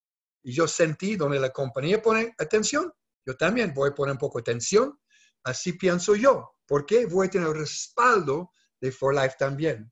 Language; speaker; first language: Spanish; non-native, fluent; English